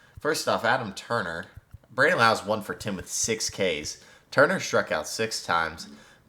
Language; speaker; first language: English; native; English